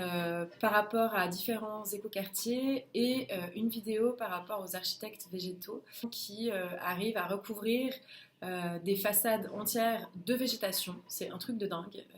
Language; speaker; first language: French; native; French